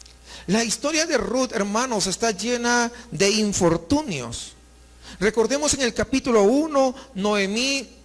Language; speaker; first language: Spanish; native; Spanish